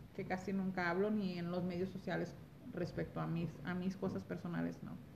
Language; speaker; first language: Spanish; early bilingual, heritage; Spanish